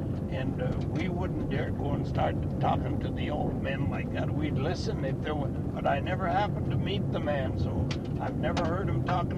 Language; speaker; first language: English; native; English